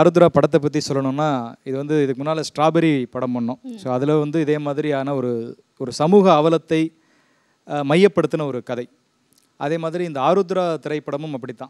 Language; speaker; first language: Tamil; native; Tamil